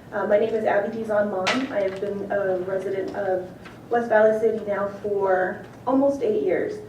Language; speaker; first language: English; native; English